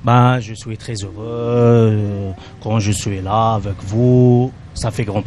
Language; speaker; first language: French; non-native, local second language; Arabic